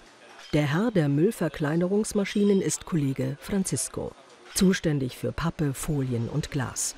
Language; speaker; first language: German; native; German